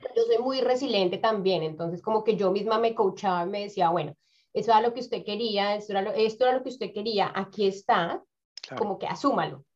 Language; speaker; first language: Spanish; native; Spanish